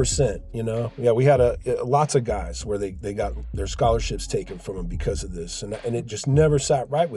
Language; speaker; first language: English; native; English